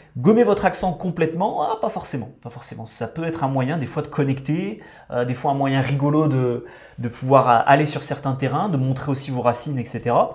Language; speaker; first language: French; native; French